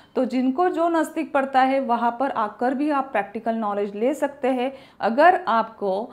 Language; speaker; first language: Hindi; non-native, local second language; Marathi